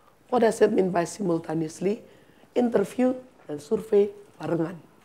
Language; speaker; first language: English; non-native, fluent; Indonesian